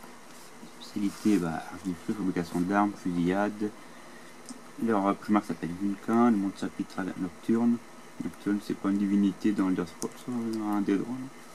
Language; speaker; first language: French; native; French